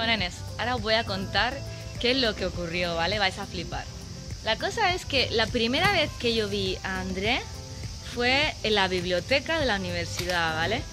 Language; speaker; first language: Spanish; native; Spanish